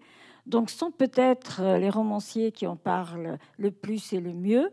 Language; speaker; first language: French; non-native, fluent; Portuguese